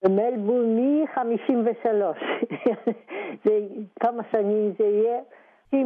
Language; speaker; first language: Hebrew; non-native, fluent; Polish